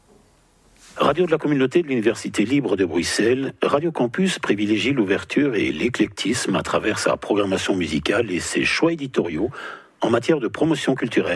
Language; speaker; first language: French; native; French